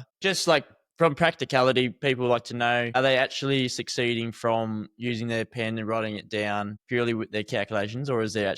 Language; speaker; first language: English; native; English